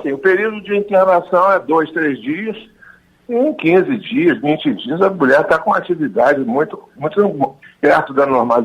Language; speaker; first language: Portuguese; native; Portuguese